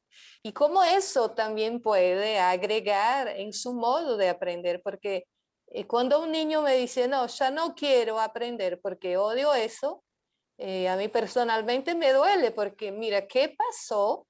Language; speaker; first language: Spanish; non-native, fluent; Portuguese